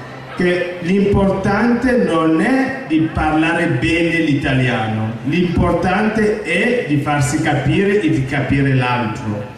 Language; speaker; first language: Italian; non-native, fluent; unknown